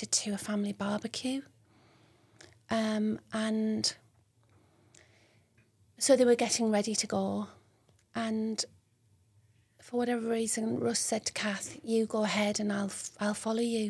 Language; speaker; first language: English; native; English